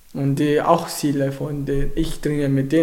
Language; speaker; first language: German; non-native, learner; Arabic